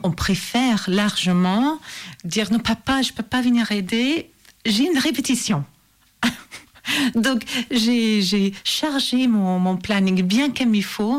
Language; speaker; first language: French; native; French